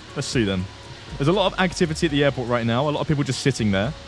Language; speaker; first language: English; native; English